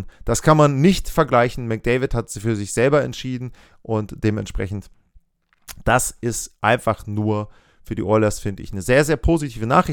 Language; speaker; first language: German; native; German